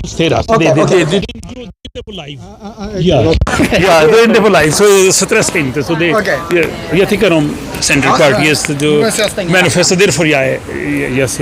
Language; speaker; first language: Swedish; non-native, learner; Urdu